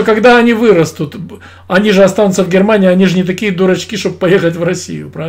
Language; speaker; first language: Russian; native; Russian